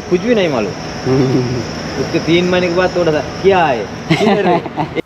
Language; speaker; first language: Hindi; non-native, learner; Sinhala